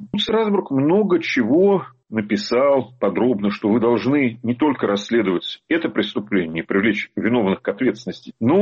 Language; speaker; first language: Russian; native; Russian